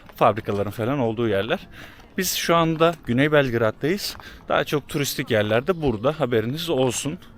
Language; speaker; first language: Turkish; native; Turkish